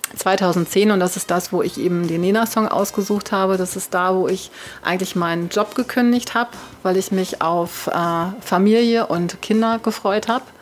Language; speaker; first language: German; native; German